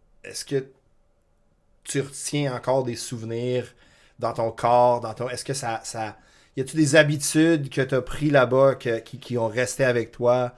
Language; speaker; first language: French; non-native, local second language; English